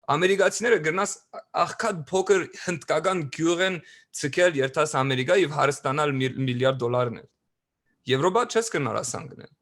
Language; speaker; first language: Armenian; early bilingual, other home language; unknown